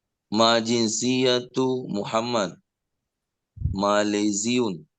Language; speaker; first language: Arabic; non-native, learner; Indonesian